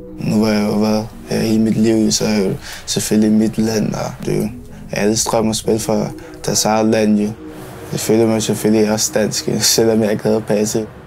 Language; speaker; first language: Danish; early bilingual, other home language; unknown